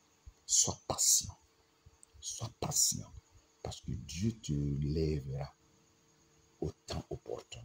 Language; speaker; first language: French; non-native, local second language; Mossi